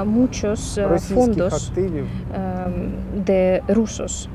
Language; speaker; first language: Spanish; non-native, learner; Ukrainian